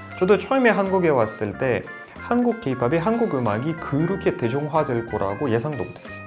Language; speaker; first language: Korean; non-native, fluent; Russian